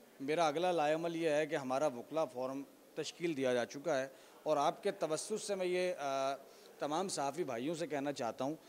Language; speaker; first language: Urdu; native; Urdu